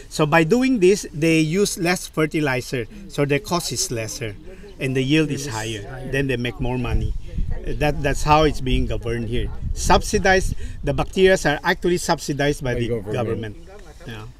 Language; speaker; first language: English; non-native, fluent; Chinese